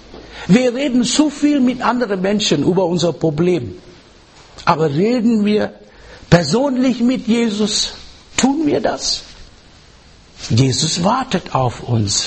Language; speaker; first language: German; non-native, learner; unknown